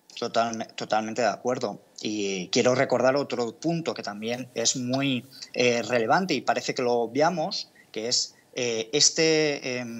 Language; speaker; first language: Spanish; native; Spanish